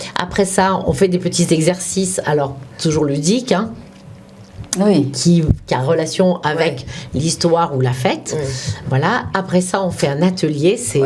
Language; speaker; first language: French; native; French